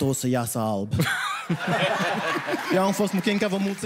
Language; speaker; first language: Romanian; non-native, fluent; English